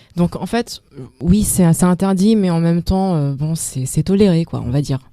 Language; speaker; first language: French; native; French